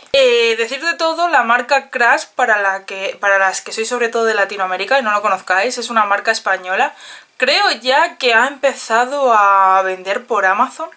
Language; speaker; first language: Spanish; native; Spanish